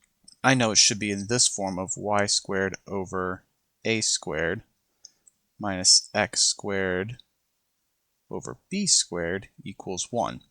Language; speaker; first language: English; native; English